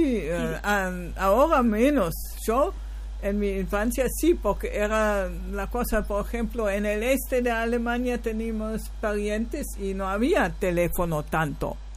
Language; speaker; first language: Spanish; non-native, fluent; German